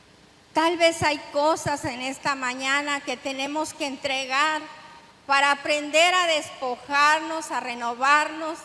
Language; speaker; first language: Spanish; native; Spanish